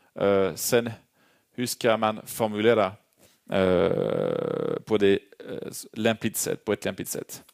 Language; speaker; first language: Swedish; non-native, fluent; French